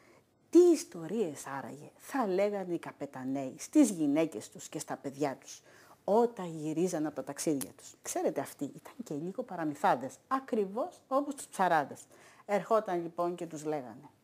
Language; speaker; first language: Greek; native; Greek